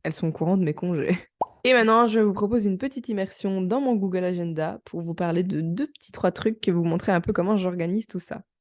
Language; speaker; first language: French; native; French